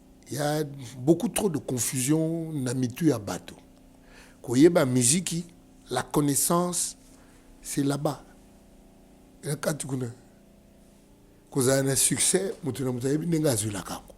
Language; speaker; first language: French; non-native, local second language; Lingala